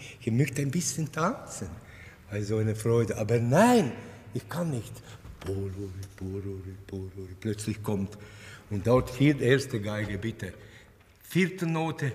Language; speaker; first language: German; non-native, fluent; Latvian